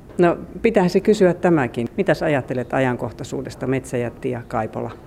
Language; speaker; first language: Finnish; native; Finnish